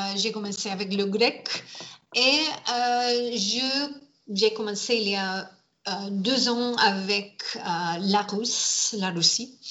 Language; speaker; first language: French; non-native, learner; English